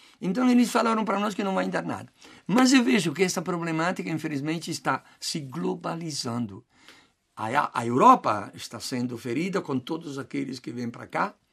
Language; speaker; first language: Portuguese; non-native, fluent; Italian